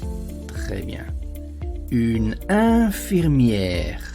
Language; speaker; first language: French; non-native, fluent; Italian